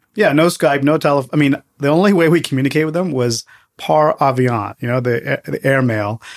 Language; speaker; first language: English; early bilingual, other home language; Tamil